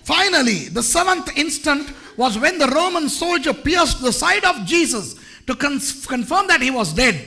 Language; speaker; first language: English; non-native, local second language; Tamil